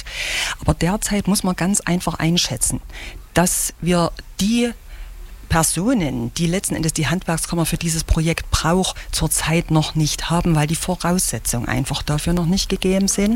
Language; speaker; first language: German; native; German